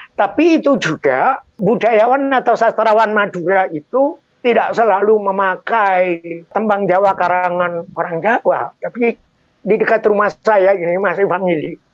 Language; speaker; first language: Indonesian; non-native, local second language; Madurese